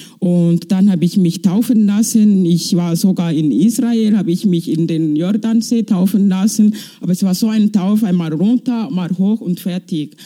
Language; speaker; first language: German; non-native, fluent; Kinyarwanda